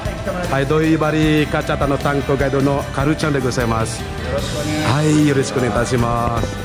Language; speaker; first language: Japanese; non-native, fluent; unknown